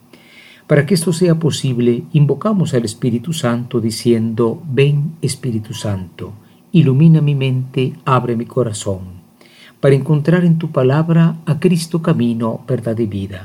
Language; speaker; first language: Spanish; native; Spanish